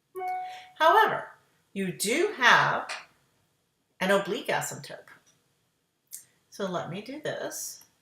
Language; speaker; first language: English; native; English